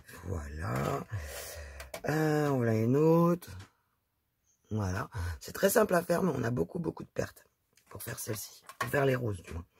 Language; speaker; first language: French; native; French